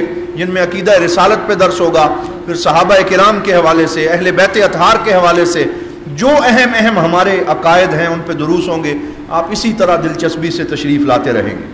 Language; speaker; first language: Urdu; native; Urdu